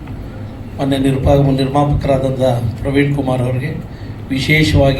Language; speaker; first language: Kannada; native; Kannada